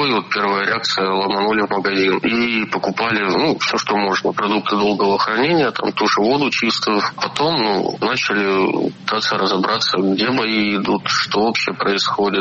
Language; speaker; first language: Russian; native; Russian